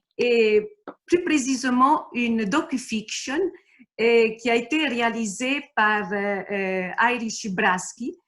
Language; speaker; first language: French; non-native, fluent; Italian